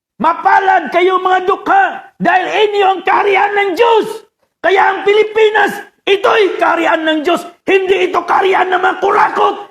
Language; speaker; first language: Filipino; non-native, local second language; Cebuano